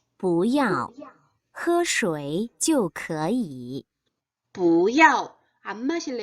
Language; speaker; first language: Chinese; non-native, fluent; Korean